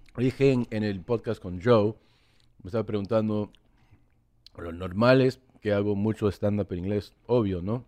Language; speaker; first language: Spanish; early bilingual, heritage; English